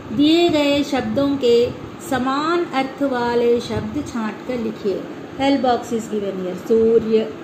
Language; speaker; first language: Hindi; non-native, local second language; Telugu